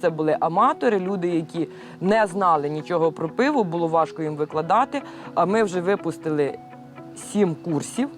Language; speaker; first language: Ukrainian; native; Ukrainian